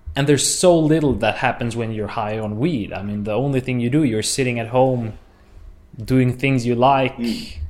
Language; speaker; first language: English; non-native, fluent; Swedish